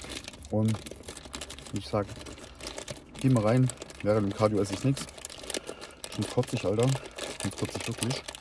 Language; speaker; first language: German; native; German